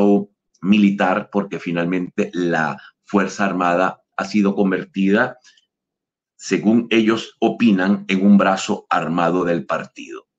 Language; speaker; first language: Spanish; native; Spanish